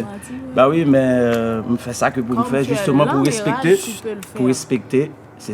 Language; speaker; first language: French; non-native, learner; Haitian Creole